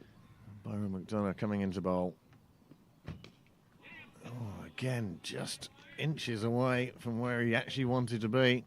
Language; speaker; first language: English; native; English